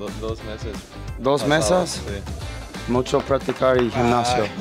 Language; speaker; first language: Spanish; non-native, learner; English